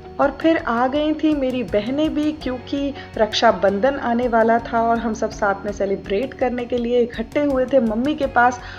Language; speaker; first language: Hindi; native; Hindi